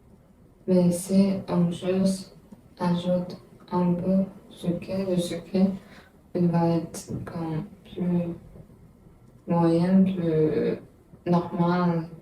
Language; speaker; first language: French; non-native, learner; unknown